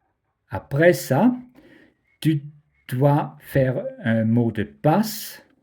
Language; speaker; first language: French; non-native, fluent; German